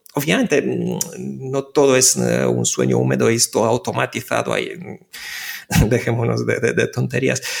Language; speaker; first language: Spanish; non-native, fluent; Romanian